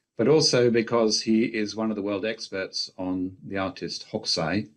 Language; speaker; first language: English; native; English